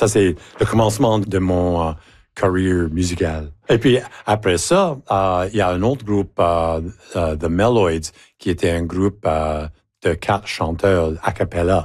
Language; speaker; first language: French; native; French